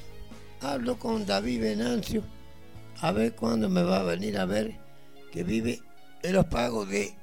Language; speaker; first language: Spanish; native; Spanish